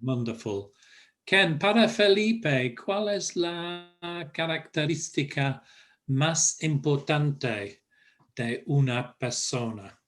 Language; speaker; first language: Spanish; non-native, fluent; English